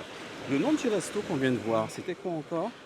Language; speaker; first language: French; native; French